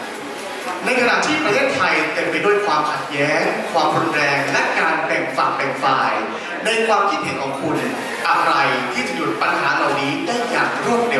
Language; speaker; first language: Thai; native; Thai